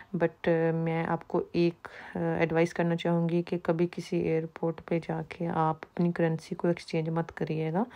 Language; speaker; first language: Urdu; non-native, local second language; Punjabi